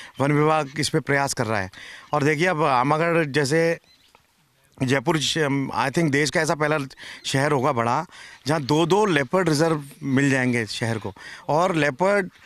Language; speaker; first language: Hindi; native; Hindi